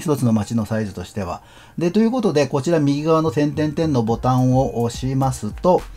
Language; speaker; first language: Japanese; native; Japanese